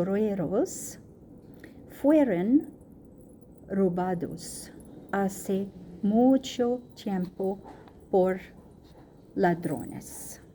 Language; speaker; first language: Spanish; non-native, learner; Arabic